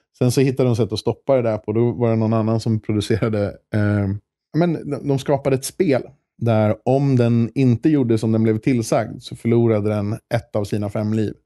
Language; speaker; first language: Swedish; native; Swedish